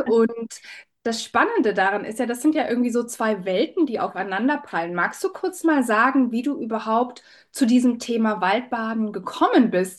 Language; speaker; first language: German; native; German